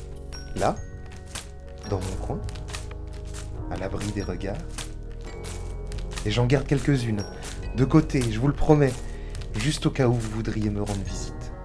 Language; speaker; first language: French; native; French